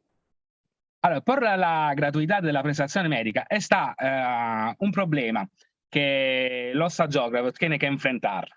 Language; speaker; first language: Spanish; non-native, learner; Italian